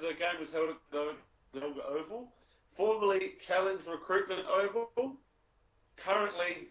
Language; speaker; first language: English; native; English